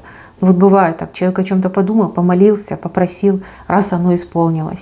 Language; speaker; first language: Russian; native; Russian